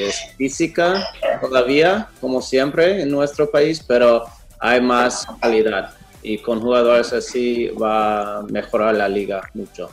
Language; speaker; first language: Spanish; non-native, fluent; English